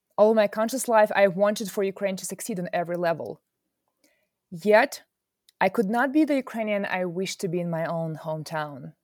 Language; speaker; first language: English; non-native, fluent; Ukrainian